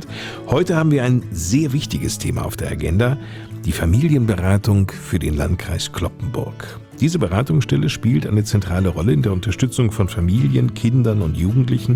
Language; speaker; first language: German; native; German